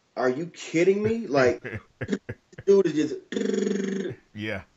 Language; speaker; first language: English; native; English